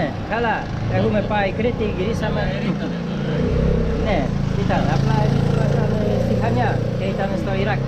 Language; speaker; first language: Greek; non-native, fluent; Polish